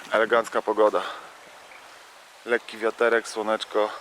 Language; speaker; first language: Polish; native; Polish